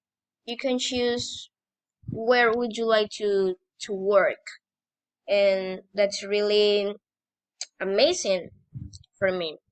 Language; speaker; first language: English; non-native, learner; Spanish